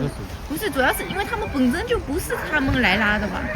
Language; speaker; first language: Chinese; early bilingual, heritage; Chinese